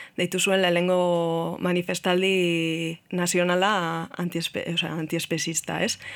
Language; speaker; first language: Basque; native; Basque